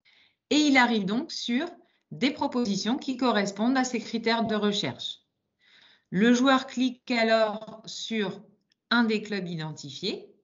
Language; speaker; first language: French; native; French